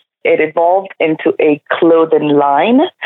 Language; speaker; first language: English; non-native, local second language; Igbo